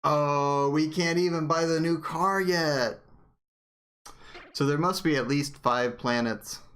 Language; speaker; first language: English; native; English